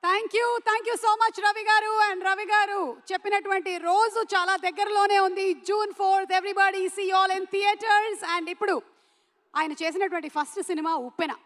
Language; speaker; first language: Telugu; native; Telugu